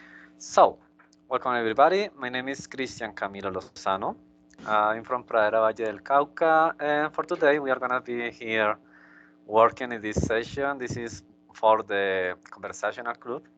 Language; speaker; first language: English; non-native, fluent; Spanish